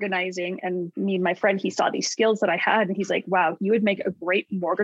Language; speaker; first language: English; native; English